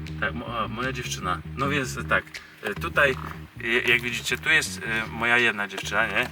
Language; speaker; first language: Polish; early bilingual, heritage; Polish